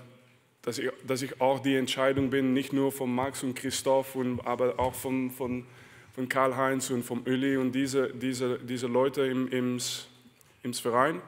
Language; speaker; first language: German; non-native, fluent; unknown